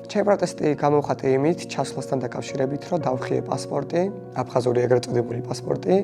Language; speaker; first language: Georgian; non-native, local second language; Mingrelian